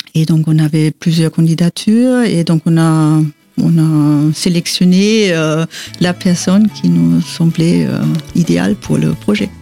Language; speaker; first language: French; non-native, fluent; Portuguese